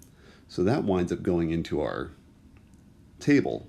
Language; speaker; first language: English; native; English